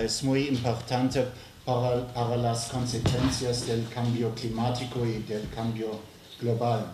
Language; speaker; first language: Spanish; non-native, learner; French